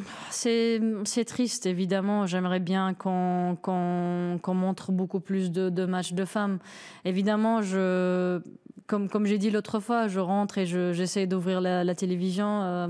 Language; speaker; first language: French; non-native, local second language; Arabic